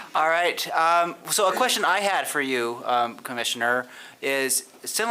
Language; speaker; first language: English; native; English